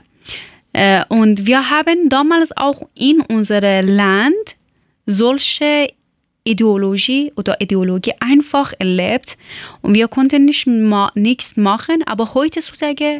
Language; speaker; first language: German; non-native, learner; Persian